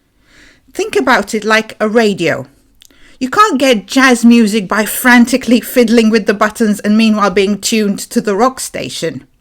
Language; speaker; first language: English; native; English